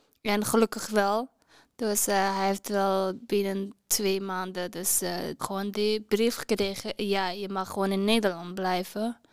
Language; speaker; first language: Dutch; non-native, learner; Persian